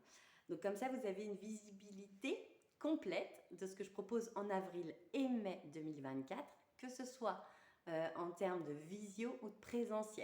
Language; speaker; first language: French; native; French